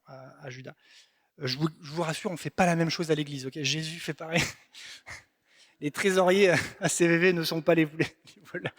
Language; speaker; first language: French; native; French